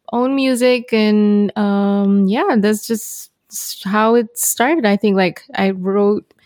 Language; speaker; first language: English; non-native, local second language; Malay